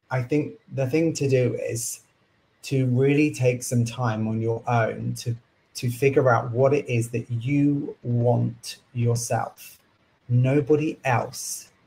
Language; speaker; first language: English; native; English